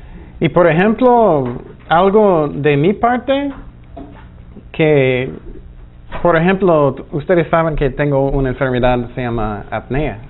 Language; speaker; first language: Spanish; non-native, fluent; English